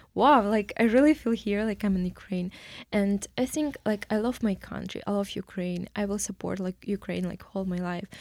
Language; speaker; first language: English; non-native, learner; Ukrainian